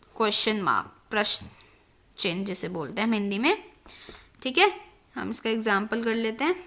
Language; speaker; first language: Hindi; native; Hindi